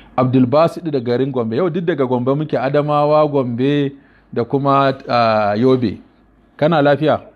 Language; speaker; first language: Hausa; native; Hausa